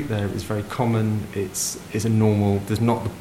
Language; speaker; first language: English; native; English